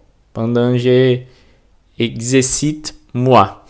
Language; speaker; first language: French; non-native, learner; Portuguese